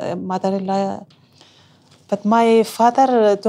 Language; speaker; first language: English; non-native, learner; Hazaragi